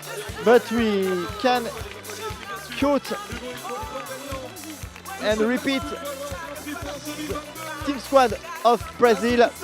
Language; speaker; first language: English; non-native, learner; French